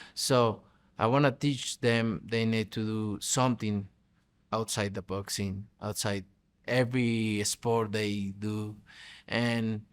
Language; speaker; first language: English; non-native, fluent; Spanish